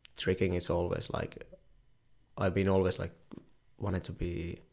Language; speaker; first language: English; non-native, learner; Finnish